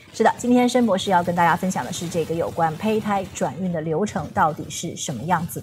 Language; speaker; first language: Chinese; native; Chinese